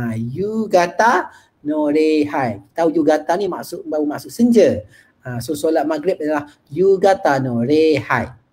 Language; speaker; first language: Malay; native; Malay